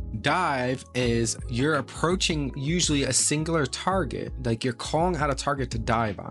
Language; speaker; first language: English; native; English